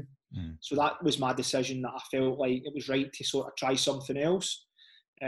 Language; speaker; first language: English; native; English